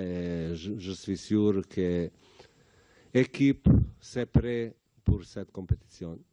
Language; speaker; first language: French; non-native, learner; Bosnian